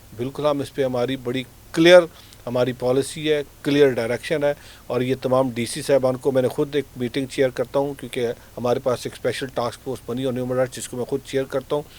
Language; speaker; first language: Urdu; non-native, local second language; Punjabi